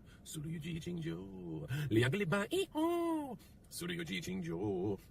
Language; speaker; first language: Chinese; non-native, learner; English